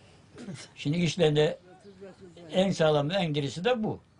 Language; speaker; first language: Turkish; native; Turkish